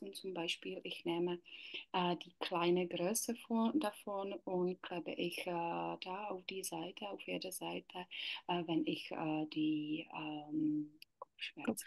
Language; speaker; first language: German; non-native, learner; Czech